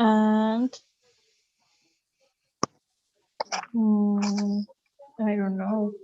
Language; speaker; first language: English; non-native, learner; Spanish